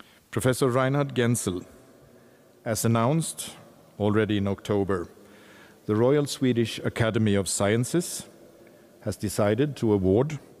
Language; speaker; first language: English; non-native, fluent; Swedish